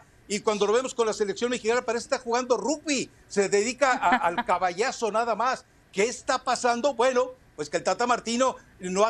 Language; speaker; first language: Spanish; native; Spanish